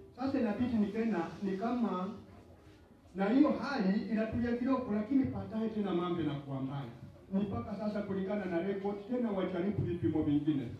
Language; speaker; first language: Swahili; non-native, local second language; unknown